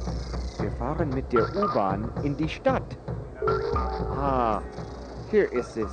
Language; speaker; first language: German; non-native, fluent; English